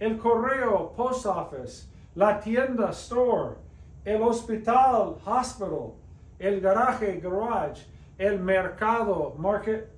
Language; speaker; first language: Spanish; non-native, fluent; English